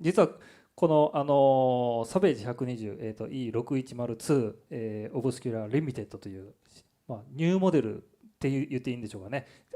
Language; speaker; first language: Japanese; native; Japanese